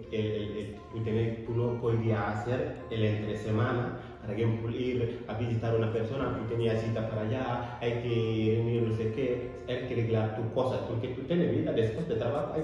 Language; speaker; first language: Spanish; non-native, learner; Fula